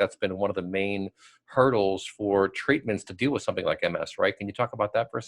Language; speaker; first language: English; native; English